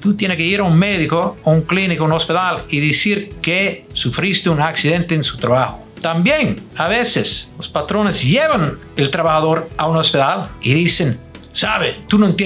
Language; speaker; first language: Spanish; non-native, fluent; English